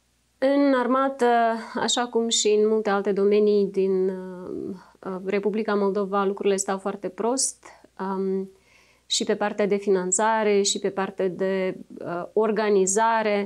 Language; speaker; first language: Romanian; native; Romanian